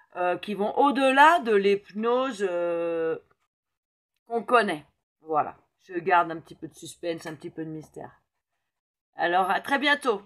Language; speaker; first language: French; native; French